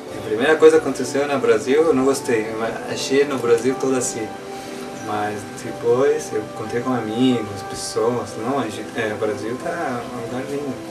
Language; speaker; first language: Portuguese; non-native, learner; Arabic